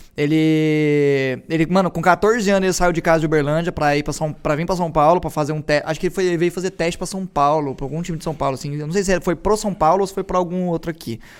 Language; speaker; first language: Portuguese; native; Portuguese